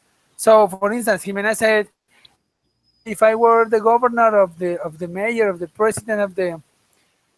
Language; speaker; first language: English; non-native, fluent; Spanish